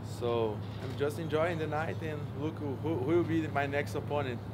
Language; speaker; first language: English; non-native, learner; Portuguese